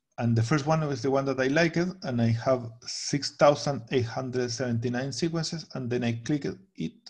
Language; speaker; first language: English; non-native, fluent; Spanish